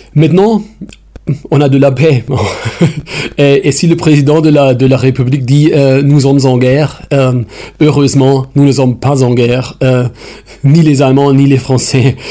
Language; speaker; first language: French; non-native, fluent; German